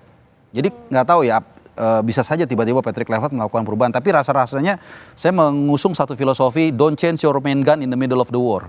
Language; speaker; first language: Indonesian; native; Indonesian